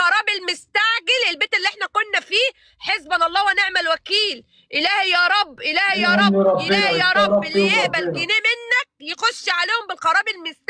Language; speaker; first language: Arabic; native; Arabic